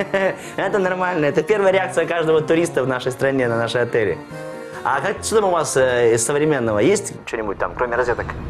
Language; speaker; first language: Russian; native; Russian